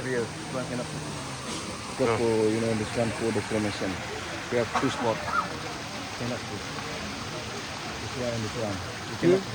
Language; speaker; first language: English; non-native, learner; Balinese